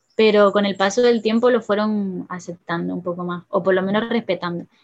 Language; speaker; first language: Spanish; native; Spanish